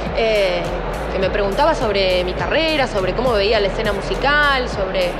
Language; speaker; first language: Spanish; native; Spanish